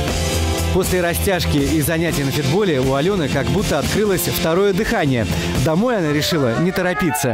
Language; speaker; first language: Russian; native; Russian